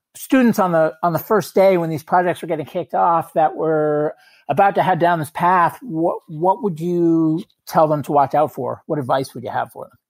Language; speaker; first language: English; native; English